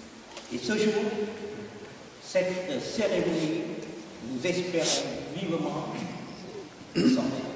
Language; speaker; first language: French; non-native, fluent; Vietnamese